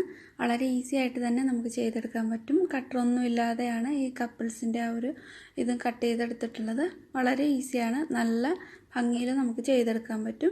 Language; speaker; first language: Malayalam; native; Malayalam